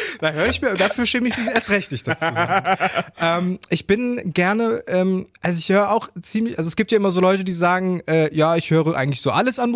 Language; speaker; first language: German; native; German